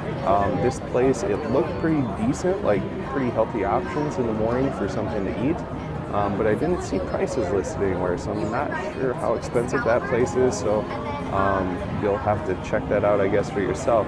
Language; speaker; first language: English; native; English